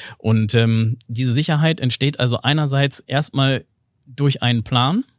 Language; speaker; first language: German; native; German